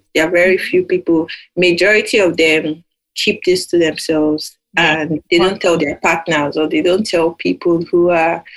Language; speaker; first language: English; non-native, local second language; Yoruba